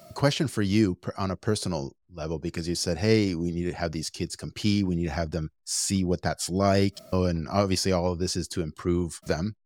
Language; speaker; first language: English; early bilingual, other home language; Spanish